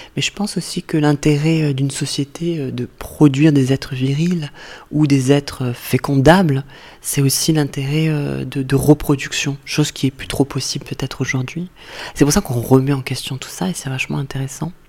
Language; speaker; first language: French; native; French